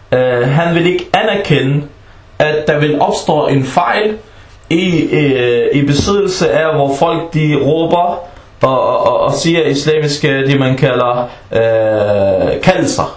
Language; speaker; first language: Danish; early bilingual, other home language; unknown